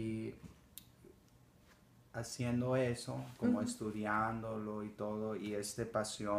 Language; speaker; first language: Spanish; early bilingual, heritage; Spanish